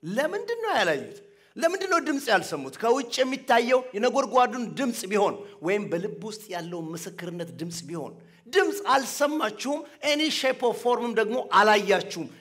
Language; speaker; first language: Amharic; native; Amharic